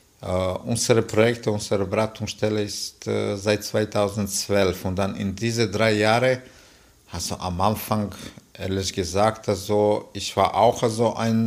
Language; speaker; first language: German; non-native, fluent; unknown